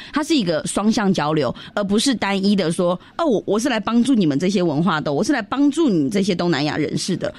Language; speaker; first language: Chinese; early bilingual, heritage; Chinese